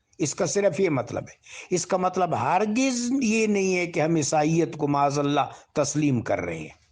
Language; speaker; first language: Urdu; non-native, local second language; Pashto